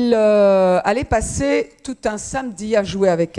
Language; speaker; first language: French; native; French